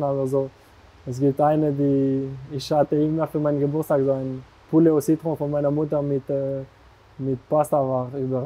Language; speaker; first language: German; non-native, local second language; French